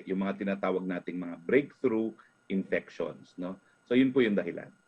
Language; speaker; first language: Filipino; native; Filipino